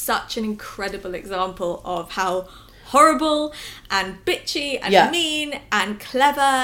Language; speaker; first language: English; native; English